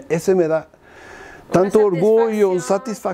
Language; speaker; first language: Spanish; early bilingual, heritage; Spanish